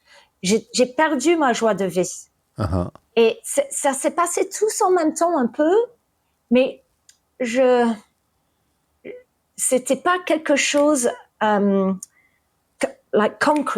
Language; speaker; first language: French; early bilingual, heritage; English